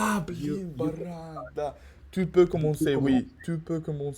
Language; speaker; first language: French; non-native, learner; Russian